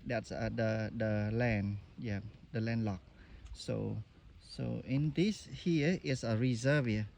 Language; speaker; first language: English; non-native, fluent; Khmer